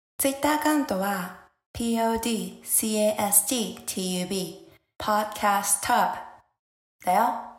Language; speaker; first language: Japanese; native; Japanese